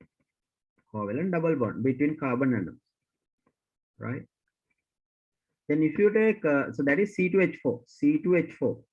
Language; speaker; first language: English; non-native, local second language; Sinhala